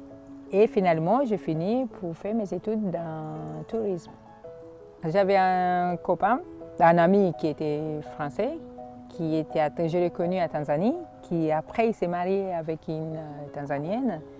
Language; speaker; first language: French; non-native, fluent; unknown